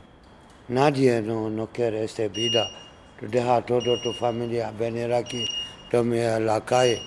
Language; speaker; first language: Spanish; non-native, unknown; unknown